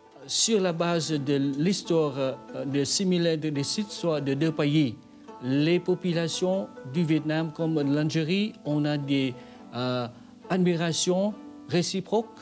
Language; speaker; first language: French; non-native, fluent; Vietnamese